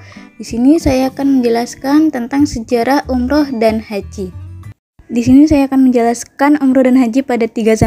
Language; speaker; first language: Indonesian; native; Indonesian